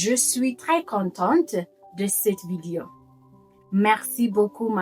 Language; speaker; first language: French; non-native, fluent; Amharic